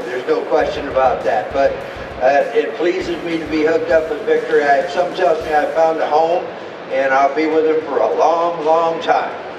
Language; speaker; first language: English; native; English